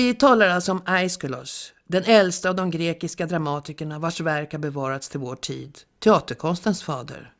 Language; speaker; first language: Swedish; native; Swedish